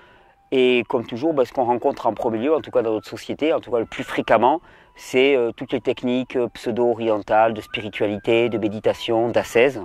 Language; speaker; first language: French; native; French